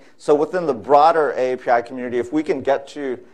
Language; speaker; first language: English; native; English